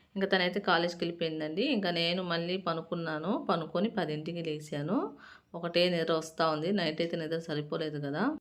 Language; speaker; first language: Telugu; native; Telugu